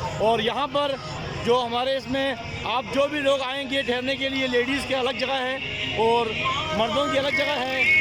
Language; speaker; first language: Urdu; non-native, local second language; Balti